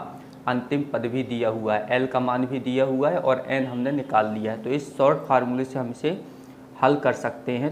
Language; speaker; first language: Hindi; native; Hindi